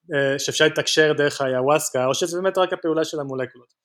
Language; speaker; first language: Hebrew; non-native, fluent; Spanish